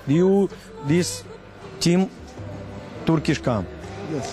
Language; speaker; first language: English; non-native, learner; Russian